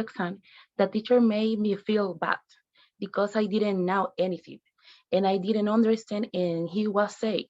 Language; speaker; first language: English; non-native, learner; Spanish